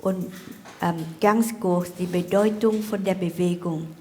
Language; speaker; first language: German; non-native, fluent; Vietnamese